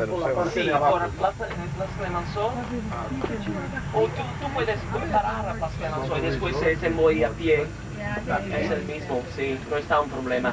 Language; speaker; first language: Spanish; non-native, learner; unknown